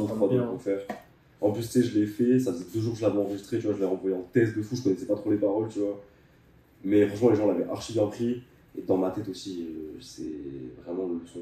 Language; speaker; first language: French; native; French